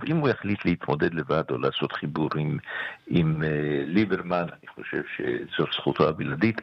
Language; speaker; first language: Hebrew; native; Hebrew